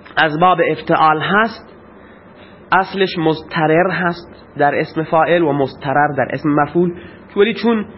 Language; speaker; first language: Persian; non-native, local second language; Baluchi